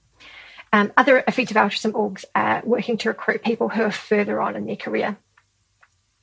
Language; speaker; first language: English; native; English